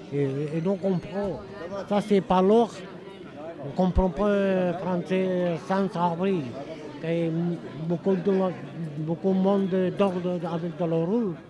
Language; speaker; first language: French; non-native, learner; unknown